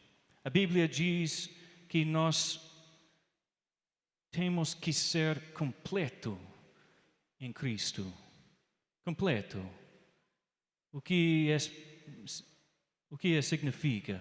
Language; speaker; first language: Portuguese; non-native, learner; English